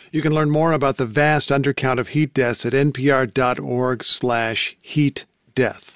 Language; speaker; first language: English; native; English